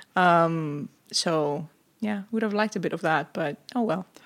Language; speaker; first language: English; non-native, fluent; Greek